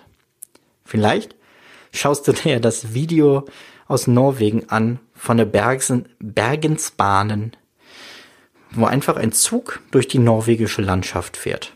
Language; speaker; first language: German; native; German